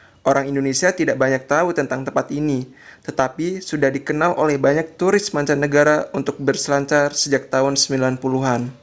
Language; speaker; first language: Indonesian; native; Indonesian